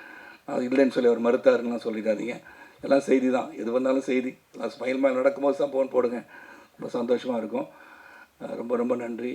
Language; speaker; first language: Tamil; native; Tamil